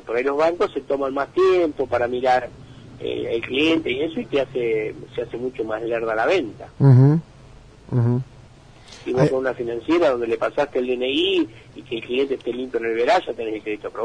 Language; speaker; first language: Spanish; native; Spanish